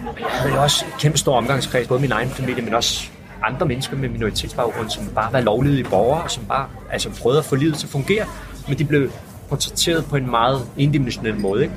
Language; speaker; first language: Danish; early bilingual, other home language; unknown